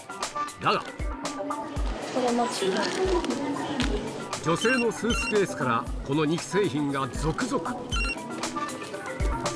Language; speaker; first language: Japanese; native; Japanese